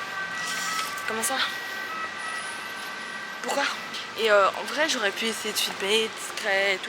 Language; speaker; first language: French; native; French